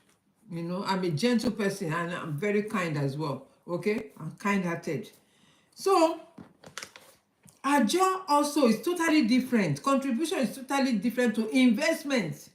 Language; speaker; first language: English; non-native, local second language; Yoruba